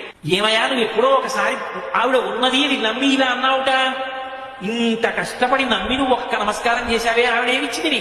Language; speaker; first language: Telugu; native; Telugu